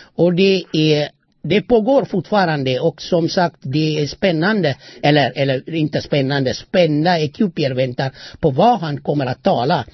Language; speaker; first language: Swedish; non-native, fluent; Amharic